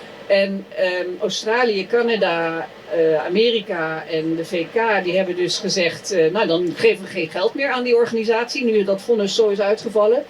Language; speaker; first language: Dutch; native; Dutch